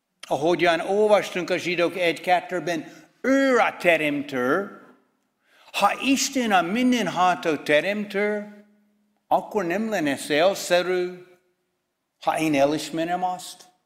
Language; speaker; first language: Hungarian; non-native, fluent; English